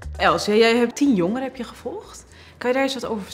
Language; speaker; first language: Dutch; native; Dutch